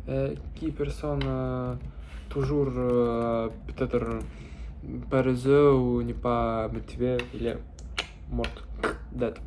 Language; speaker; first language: French; non-native, learner; Russian